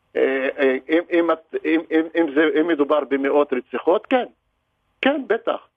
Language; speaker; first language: Hebrew; non-native, local second language; Arabic